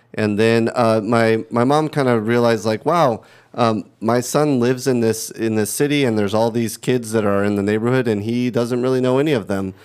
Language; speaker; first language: English; native; English